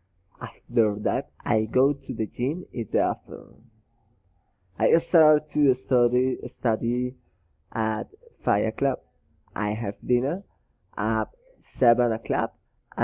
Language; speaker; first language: English; non-native, learner; Spanish